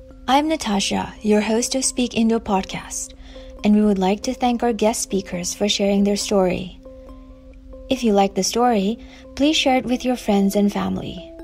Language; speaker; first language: English; non-native, fluent; Indonesian